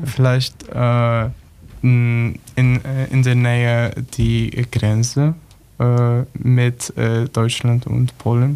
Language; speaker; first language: German; non-native, learner; Polish